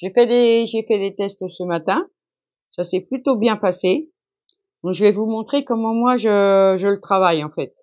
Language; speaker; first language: French; native; French